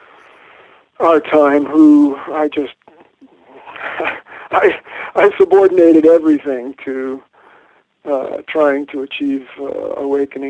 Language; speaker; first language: English; native; English